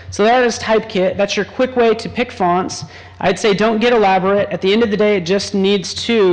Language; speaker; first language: English; native; English